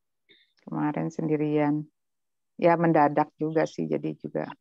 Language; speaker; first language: Indonesian; native; Indonesian